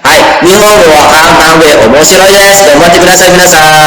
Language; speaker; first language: Japanese; non-native, fluent; Indonesian